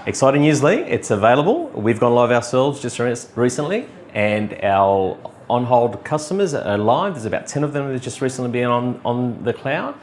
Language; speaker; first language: English; native; English